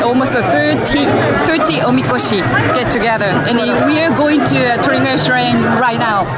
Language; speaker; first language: English; non-native, learner; Japanese